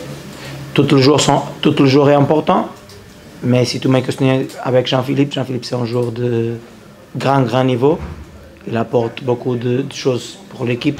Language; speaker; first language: French; non-native, learner; Portuguese